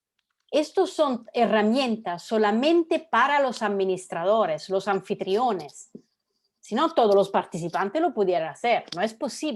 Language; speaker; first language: Spanish; non-native, fluent; Italian